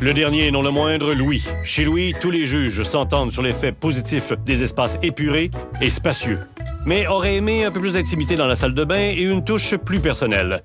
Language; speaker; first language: French; native; French